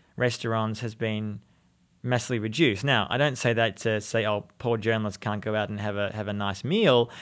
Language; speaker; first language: English; native; English